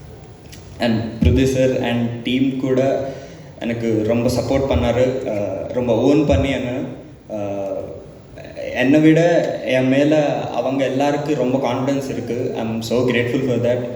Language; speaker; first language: Tamil; non-native, learner; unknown